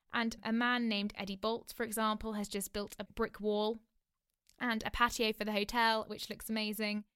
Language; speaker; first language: English; native; English